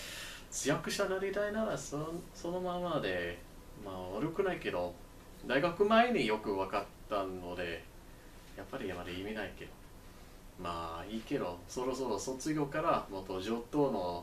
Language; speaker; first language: Japanese; non-native, learner; English